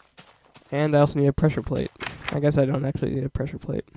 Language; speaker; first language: English; native; English